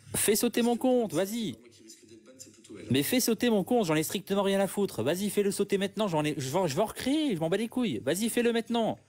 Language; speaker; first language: French; native; French